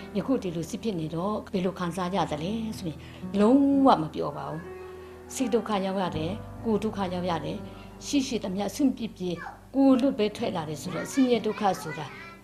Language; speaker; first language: Burmese; non-native, local second language; Kachin